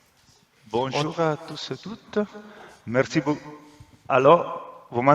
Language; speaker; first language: French; non-native, fluent; Italian